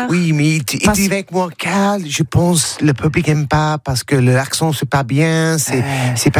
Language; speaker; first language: French; non-native, learner; English